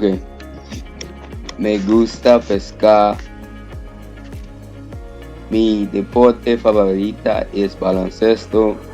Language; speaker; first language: Spanish; non-native, learner; English